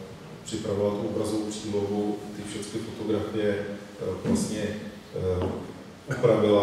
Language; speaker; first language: Czech; native; Czech